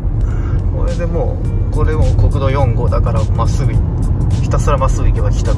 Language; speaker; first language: Japanese; native; Japanese